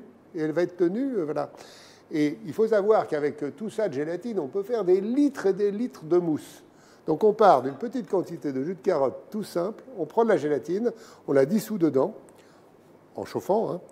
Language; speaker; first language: French; native; French